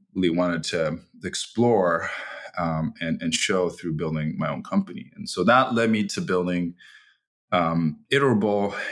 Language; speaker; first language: English; early bilingual, other home language; Chinese